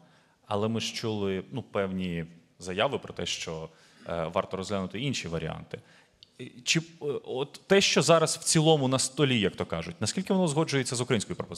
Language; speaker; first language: Ukrainian; native; Ukrainian